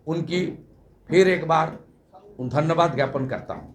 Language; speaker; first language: Hindi; non-native, local second language; Bangla